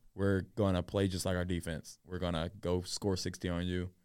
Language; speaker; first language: English; native; English